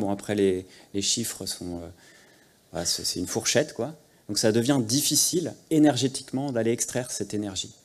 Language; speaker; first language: French; native; French